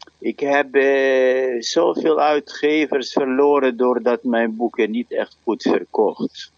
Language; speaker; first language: Dutch; non-native, fluent; Arabic